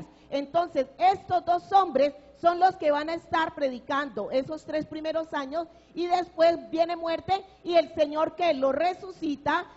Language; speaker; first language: Spanish; native; Spanish